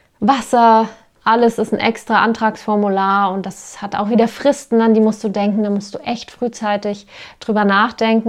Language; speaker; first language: German; native; German